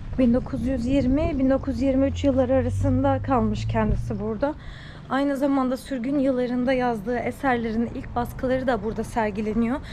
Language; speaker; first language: Turkish; native; Turkish